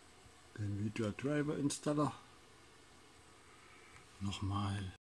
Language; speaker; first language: German; native; German